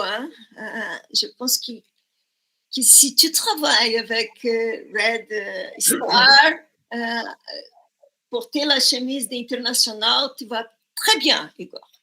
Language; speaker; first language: French; non-native, fluent; Portuguese